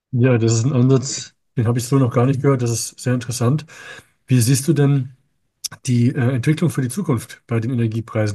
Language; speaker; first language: German; native; German